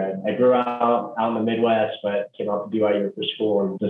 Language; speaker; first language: English; native; English